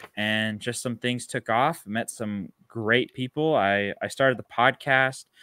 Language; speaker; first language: English; native; English